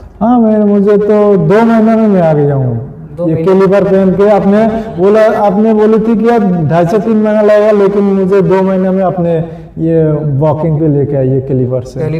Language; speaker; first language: Hindi; non-native, local second language; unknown